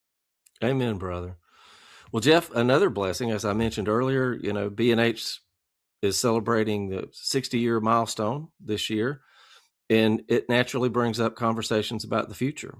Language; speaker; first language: English; native; English